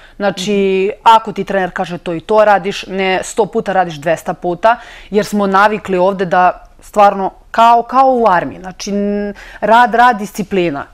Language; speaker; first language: Serbian; native; Serbian